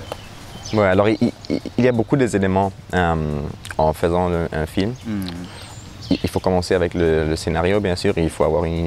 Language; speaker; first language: French; non-native, learner; German